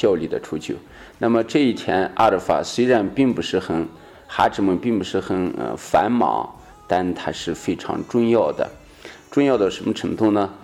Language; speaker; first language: Chinese; native; Chinese